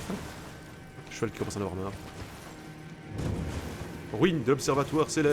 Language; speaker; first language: French; native; French